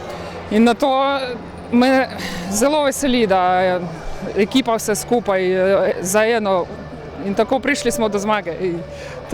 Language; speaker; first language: Slovenian; non-native, learner; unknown